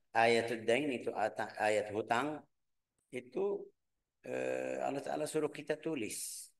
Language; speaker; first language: Malay; non-native, fluent; Arabic